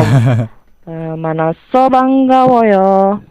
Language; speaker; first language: Korean; non-native, learner; Indonesian